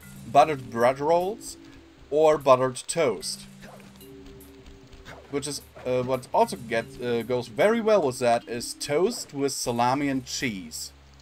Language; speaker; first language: English; non-native, fluent; German